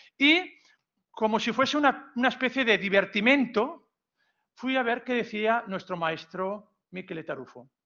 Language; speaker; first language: Spanish; non-native, local second language; Catalan